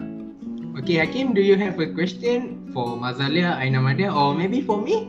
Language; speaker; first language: English; non-native, learner; Malay